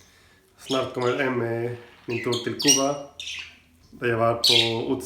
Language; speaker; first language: Norwegian; non-native, learner; Spanish